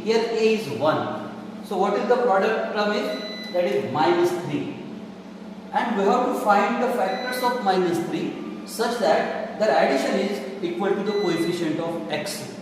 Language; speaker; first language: English; non-native, local second language; Marathi